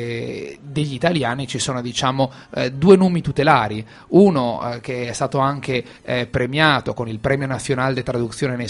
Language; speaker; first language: Italian; native; Italian